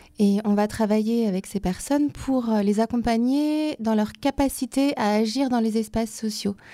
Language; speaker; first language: French; native; French